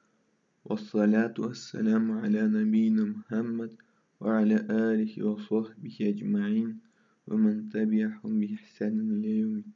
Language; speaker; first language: Arabic; non-native, fluent; Russian